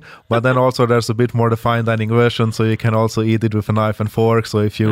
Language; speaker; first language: English; non-native, fluent; German